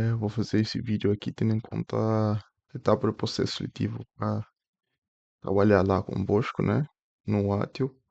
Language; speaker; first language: Portuguese; non-native, local second language; Kabuverdianu